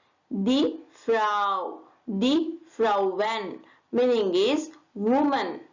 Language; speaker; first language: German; non-native, learner; Hindi